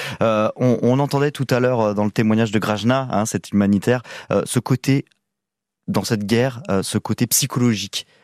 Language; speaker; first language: French; native; French